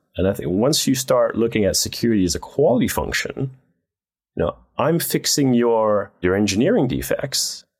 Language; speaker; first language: English; non-native, fluent; Dutch